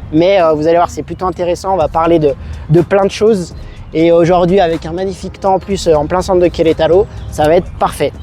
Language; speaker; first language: French; native; French